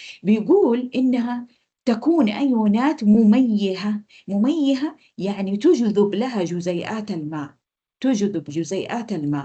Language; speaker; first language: Arabic; native; Arabic